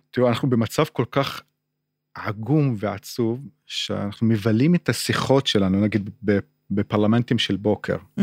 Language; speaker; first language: Hebrew; non-native, local second language; Arabic